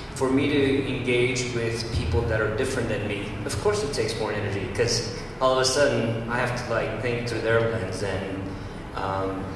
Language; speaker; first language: English; early bilingual, other home language; Romanian